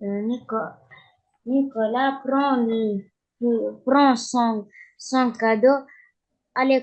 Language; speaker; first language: French; non-native, learner; Arabic